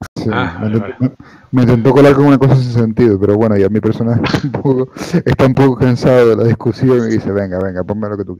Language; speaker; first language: Spanish; native; Spanish